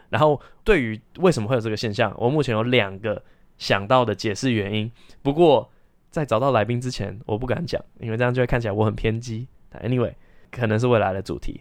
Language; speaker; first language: Chinese; native; Chinese